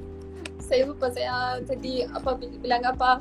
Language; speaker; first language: Indonesian; non-native, fluent; Turkish